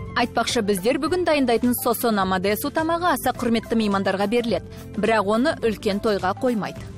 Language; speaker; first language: Kazakh; non-native, local second language; Russian